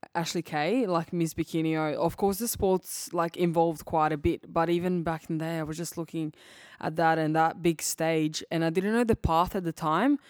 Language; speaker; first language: English; early bilingual, other home language; Serbian